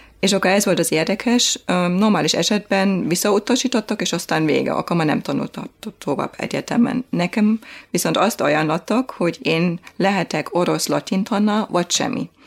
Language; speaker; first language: Hungarian; non-native, fluent; German